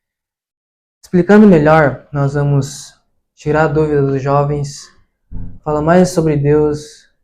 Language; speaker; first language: Portuguese; early bilingual, heritage; Portuguese